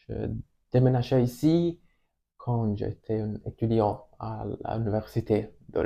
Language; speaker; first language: French; non-native, learner; Swedish